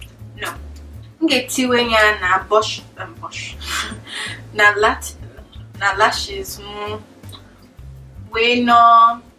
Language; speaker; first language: Igbo; early bilingual, heritage; English